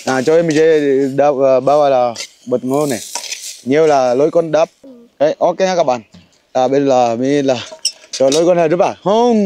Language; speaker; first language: Vietnamese; non-native, learner; Portuguese